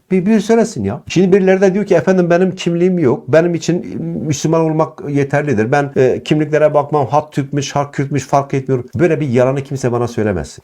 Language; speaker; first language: Turkish; non-native, local second language; Kurdish